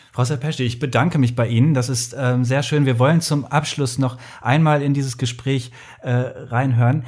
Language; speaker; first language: German; native; German